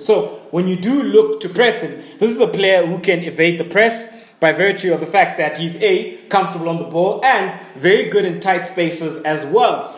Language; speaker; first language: English; native; English